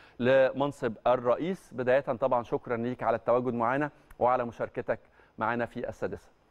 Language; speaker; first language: Arabic; native; Arabic